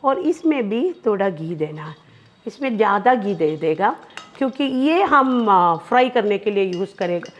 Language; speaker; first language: Hindi; non-native, local second language; Malayalam